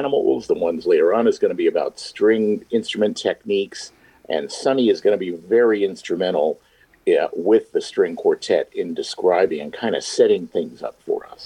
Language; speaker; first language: English; native; English